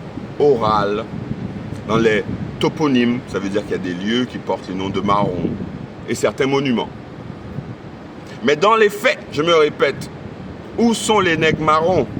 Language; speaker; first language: French; native; French